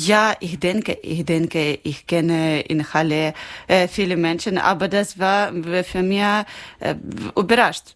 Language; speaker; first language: German; non-native, learner; Ukrainian